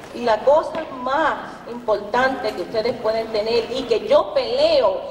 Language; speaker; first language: Spanish; early bilingual, heritage; Spanish